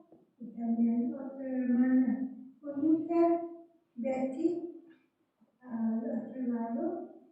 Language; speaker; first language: Spanish; non-native, fluent; English